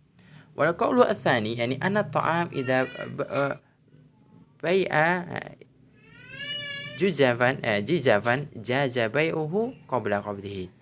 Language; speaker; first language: Arabic; non-native, fluent; Indonesian